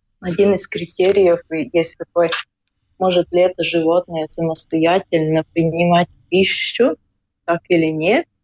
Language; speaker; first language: Russian; non-native, local second language; Latvian